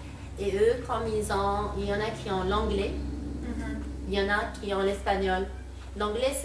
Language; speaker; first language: French; non-native, local second language; Arabic